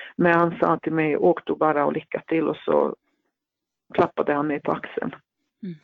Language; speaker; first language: Swedish; non-native, fluent; Bosnian